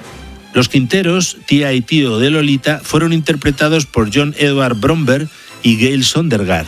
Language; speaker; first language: Spanish; native; Spanish